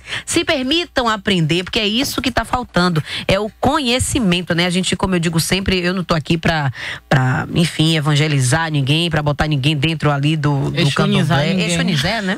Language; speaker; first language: Portuguese; native; Portuguese